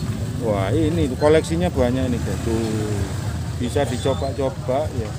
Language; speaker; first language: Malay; non-native, local second language; Javanese